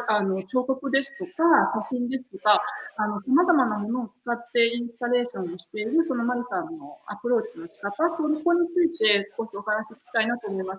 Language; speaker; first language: Japanese; native; Japanese